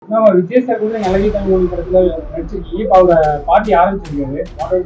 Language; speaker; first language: Tamil; native; Tamil